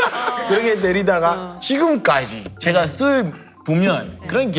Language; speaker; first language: Korean; non-native, fluent; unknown